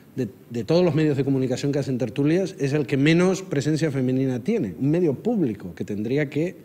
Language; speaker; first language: Spanish; non-native, local second language; Catalan